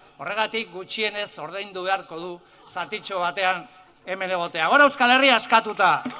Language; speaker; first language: Basque; native; Basque